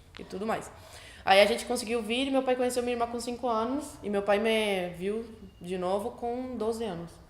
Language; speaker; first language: Portuguese; early bilingual, other home language; Spanish